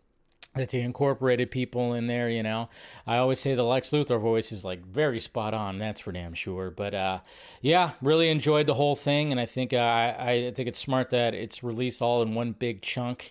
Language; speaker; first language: English; native; English